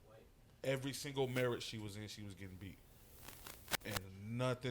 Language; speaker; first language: English; native; English